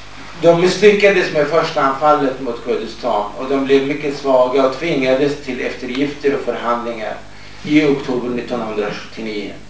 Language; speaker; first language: Swedish; non-native, fluent; Kurdish